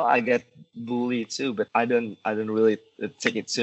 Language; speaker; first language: English; non-native, learner; Indonesian